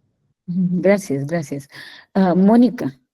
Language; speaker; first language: Spanish; non-native, fluent; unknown